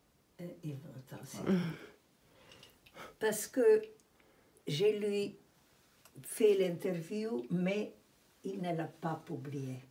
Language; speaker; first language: French; non-native, fluent; Italian